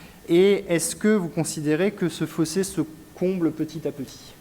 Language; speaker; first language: French; native; French